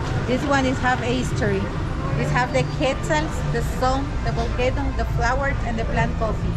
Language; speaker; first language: English; non-native, learner; Spanish